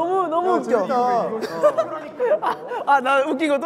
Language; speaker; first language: Korean; native; Korean